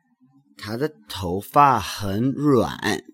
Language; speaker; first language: Chinese; non-native, learner; English